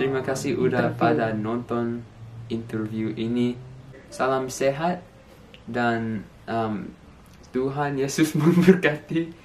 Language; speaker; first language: Indonesian; early bilingual, heritage; English